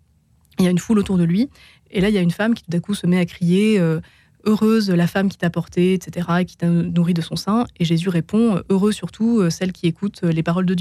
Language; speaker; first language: French; native; French